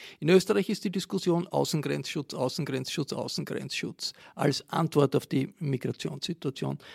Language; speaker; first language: German; native; German